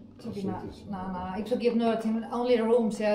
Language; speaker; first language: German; non-native, learner; Italian